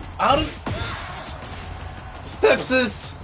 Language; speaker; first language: English; native; English